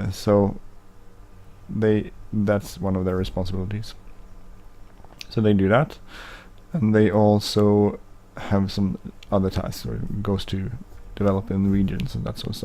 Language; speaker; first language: English; non-native, fluent; Swedish